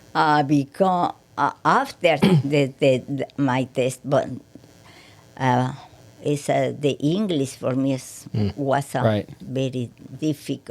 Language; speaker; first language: English; non-native, learner; Spanish